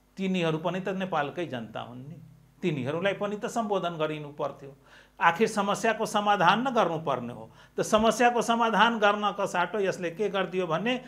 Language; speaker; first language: Nepali; non-native, local second language; Maithili